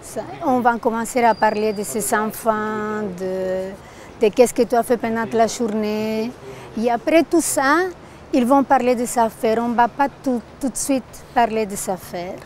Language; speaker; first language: French; non-native, fluent; Portuguese